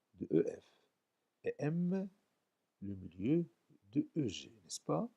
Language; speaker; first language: French; non-native, local second language; Arabic